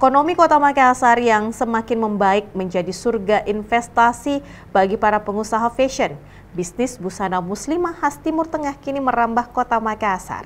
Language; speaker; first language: Indonesian; native; Indonesian